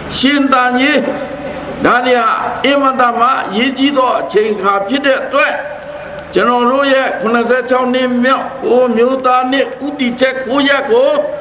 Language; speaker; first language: Burmese; non-native, local second language; Pa'o Karen